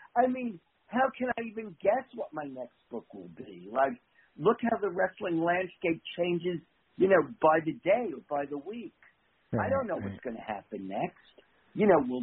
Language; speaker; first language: English; native; English